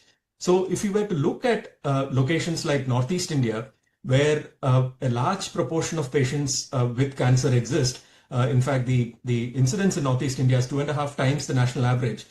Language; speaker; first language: English; non-native, local second language; Tamil